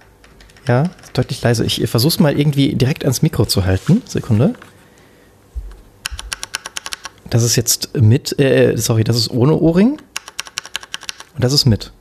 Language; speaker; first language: German; native; German